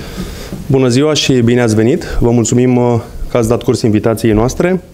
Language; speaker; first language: Romanian; native; Romanian